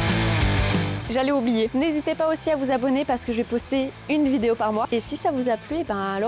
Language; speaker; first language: French; native; French